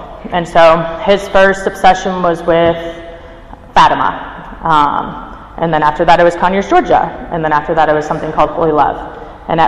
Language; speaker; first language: English; native; English